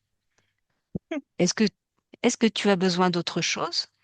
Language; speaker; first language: French; native; French